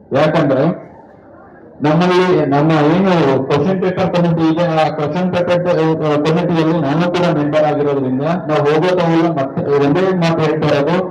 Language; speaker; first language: Kannada; native; Kannada